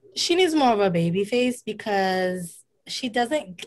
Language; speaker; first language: English; native; English